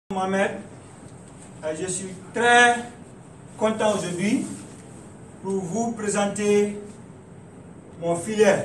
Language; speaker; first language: French; non-native, learner; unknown